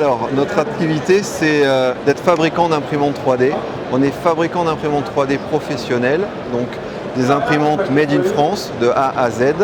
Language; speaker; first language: French; native; French